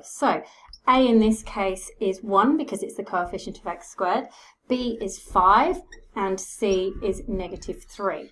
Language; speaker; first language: English; native; English